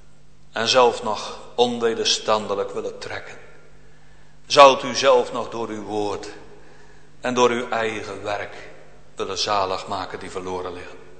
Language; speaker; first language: Dutch; native; Dutch